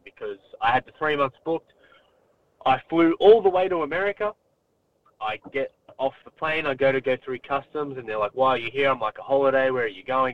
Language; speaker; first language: English; native; English